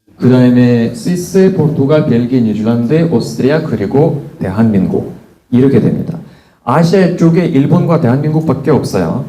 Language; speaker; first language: Korean; non-native, fluent; Russian